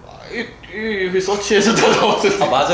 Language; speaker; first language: Korean; native; Korean